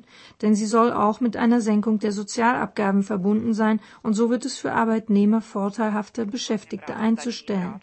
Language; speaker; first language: German; native; German